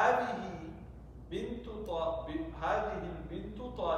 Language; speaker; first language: Arabic; non-native, fluent; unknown